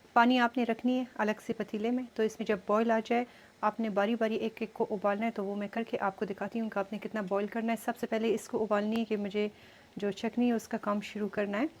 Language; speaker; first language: Urdu; native; Urdu